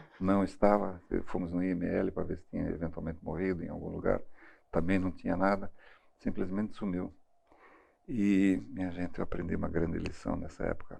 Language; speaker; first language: Portuguese; early bilingual, other home language; German